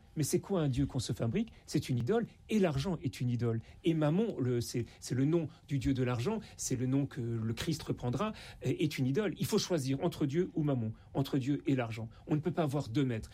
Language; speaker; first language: French; native; French